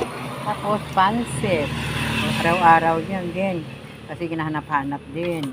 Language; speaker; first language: Filipino; non-native, local second language; Hiligaynon